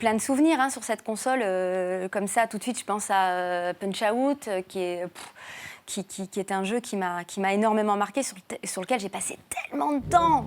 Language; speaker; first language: French; native; French